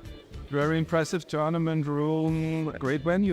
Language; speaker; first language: English; non-native, fluent; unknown